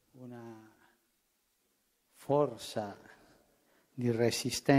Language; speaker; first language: Italian; early bilingual, heritage; Spanish